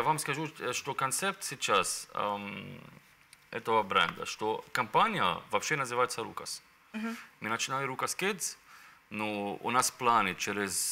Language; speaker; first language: Russian; non-native, learner; Arabic